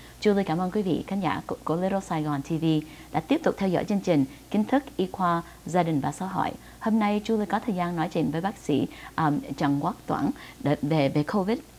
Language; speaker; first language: Vietnamese; early bilingual, heritage; Vietnamese